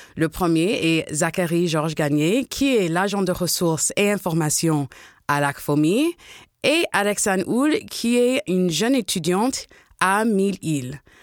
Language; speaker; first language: French; non-native, local second language; English